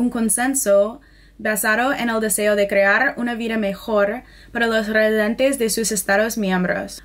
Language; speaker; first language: Spanish; non-native, fluent; English